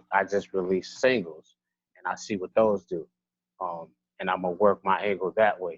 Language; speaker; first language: English; native; English